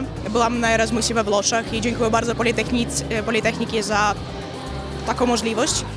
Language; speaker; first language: Polish; non-native, fluent; Ukrainian